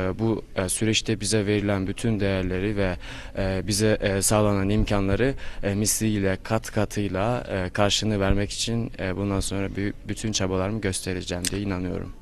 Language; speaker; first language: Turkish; non-native, fluent; Kyrgyz